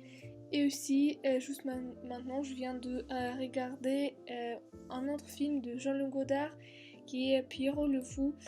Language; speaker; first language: French; non-native, learner; Russian